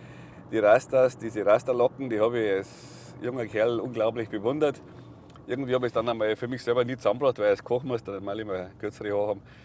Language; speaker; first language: German; native; German